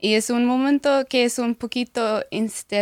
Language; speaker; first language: Spanish; non-native, learner; English